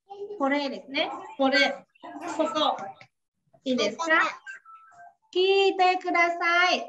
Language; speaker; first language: Japanese; non-native, fluent; Vietnamese